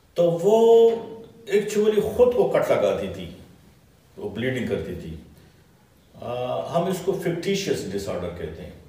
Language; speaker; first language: Urdu; non-native, local second language; Pashto